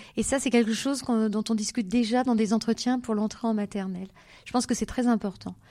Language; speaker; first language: French; native; French